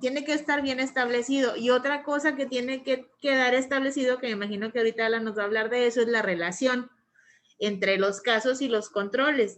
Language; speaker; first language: Spanish; native; Spanish